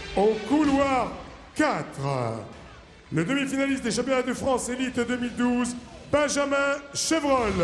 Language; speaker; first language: French; native; French